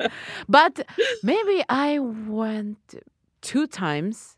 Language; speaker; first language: English; non-native, learner; Japanese